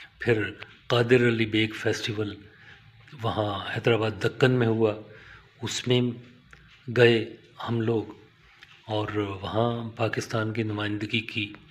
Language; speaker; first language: Urdu; native; Urdu